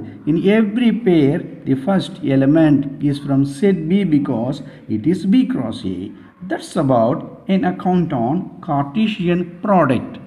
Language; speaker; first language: English; non-native, local second language; Tamil